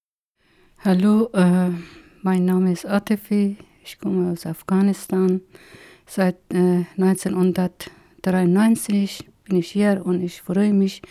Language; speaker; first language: German; non-native, learner; Persian